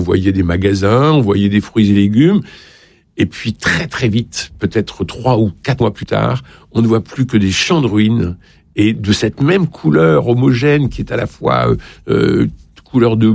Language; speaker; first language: French; native; French